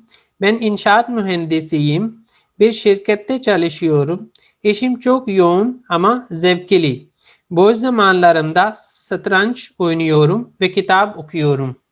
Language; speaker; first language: Turkish; non-native, fluent; Urdu